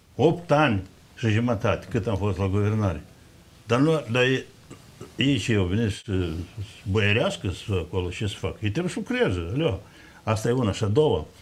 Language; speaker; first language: Romanian; native; Romanian